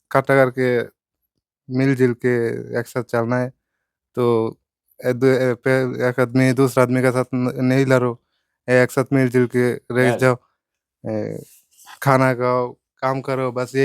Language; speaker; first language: Hindi; non-native, learner; Bangla